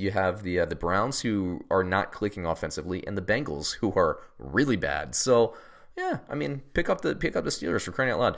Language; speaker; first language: English; native; English